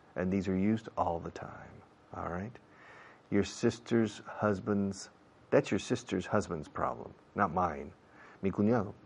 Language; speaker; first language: English; native; English